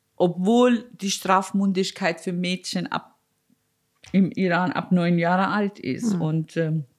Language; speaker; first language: German; non-native, fluent; Persian